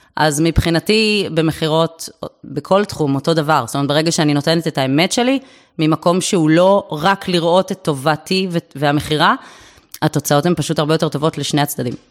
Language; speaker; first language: Hebrew; native; Hebrew